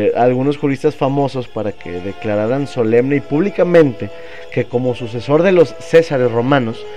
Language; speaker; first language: Spanish; native; Spanish